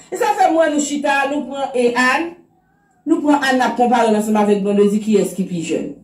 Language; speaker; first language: French; non-native, local second language; Haitian Creole